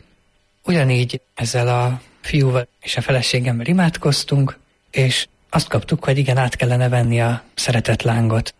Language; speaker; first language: Hungarian; native; Hungarian